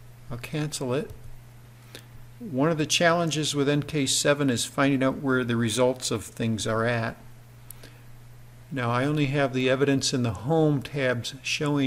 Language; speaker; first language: English; native; English